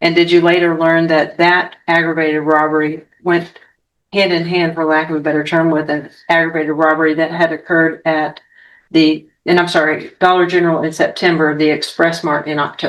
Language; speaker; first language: English; native; English